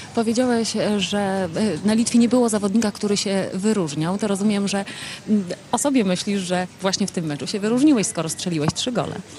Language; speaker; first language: Polish; native; Polish